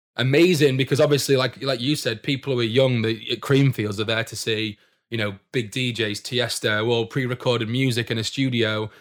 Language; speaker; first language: English; native; English